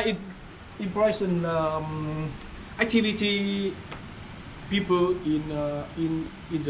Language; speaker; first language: English; non-native, learner; Vietnamese